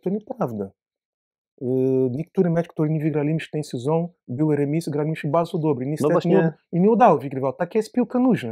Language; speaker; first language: Polish; non-native, learner; Portuguese